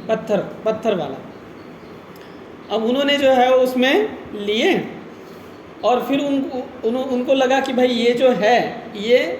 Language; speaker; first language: Hindi; non-native, local second language; Marathi